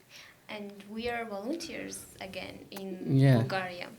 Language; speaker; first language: English; non-native, learner; Georgian